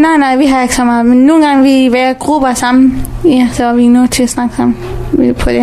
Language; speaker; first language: Danish; early bilingual, other home language; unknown